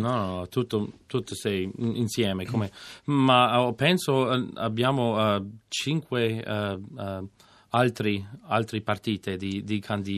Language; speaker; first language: Italian; non-native, learner; English